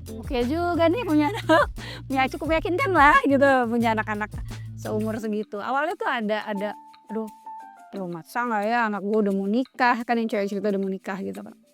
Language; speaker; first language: Indonesian; native; Indonesian